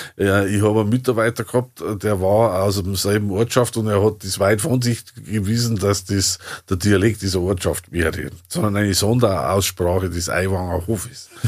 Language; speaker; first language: German; native; German